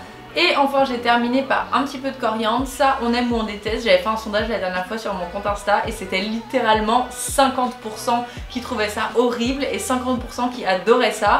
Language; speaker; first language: French; native; French